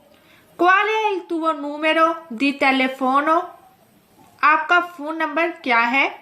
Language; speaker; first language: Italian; non-native, fluent; Urdu